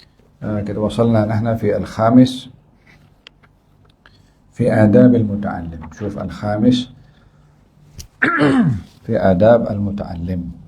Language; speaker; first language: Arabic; non-native, fluent; Malay